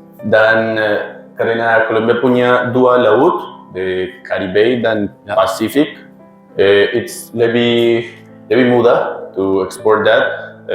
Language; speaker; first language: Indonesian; non-native, learner; Spanish